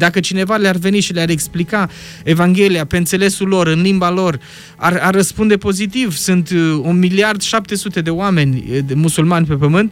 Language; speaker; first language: Romanian; native; Romanian